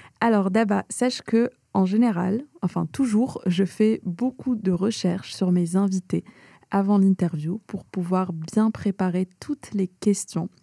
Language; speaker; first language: French; early bilingual, other home language; Arabic